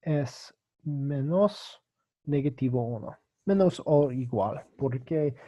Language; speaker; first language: Spanish; non-native, learner; English